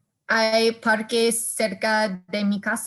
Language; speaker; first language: Spanish; non-native, learner; English